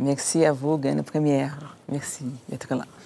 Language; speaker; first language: French; non-native, fluent; Portuguese